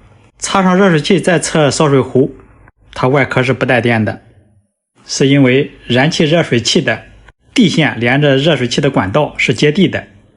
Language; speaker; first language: Chinese; native; Chinese